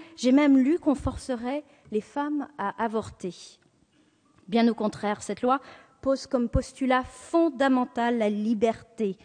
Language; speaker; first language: French; native; French